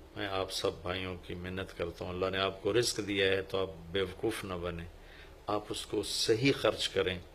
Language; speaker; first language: Urdu; non-native, local second language; Punjabi